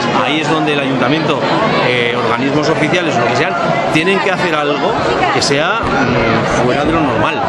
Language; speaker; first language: Spanish; native; Spanish